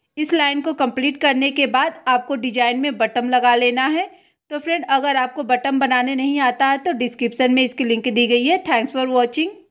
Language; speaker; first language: Hindi; native; Hindi